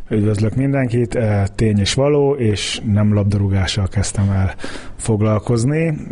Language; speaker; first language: Hungarian; early bilingual, heritage; Hungarian